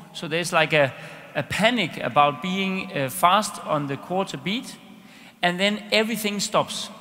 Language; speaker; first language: English; non-native, fluent; Danish